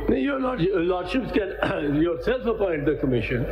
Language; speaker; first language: English; non-native, local second language; Urdu